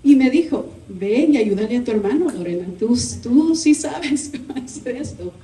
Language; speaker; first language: Spanish; early bilingual, heritage; Spanish